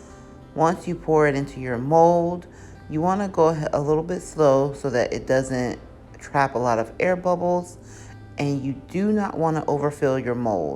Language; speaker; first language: English; native; English